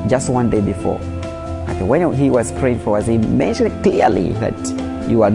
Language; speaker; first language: English; non-native, fluent; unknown